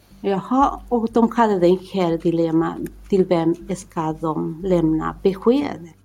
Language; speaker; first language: Swedish; non-native, fluent; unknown